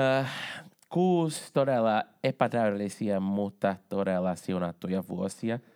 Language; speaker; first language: Finnish; non-native, fluent; Portuguese